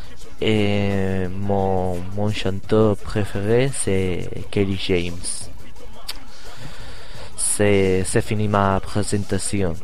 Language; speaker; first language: French; non-native, learner; Spanish